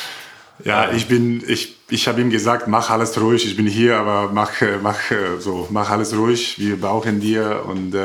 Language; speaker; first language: German; non-native, learner; Croatian